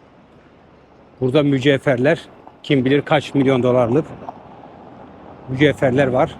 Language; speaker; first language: Turkish; native; Turkish